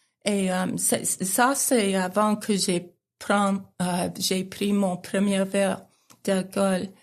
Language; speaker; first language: French; non-native, local second language; English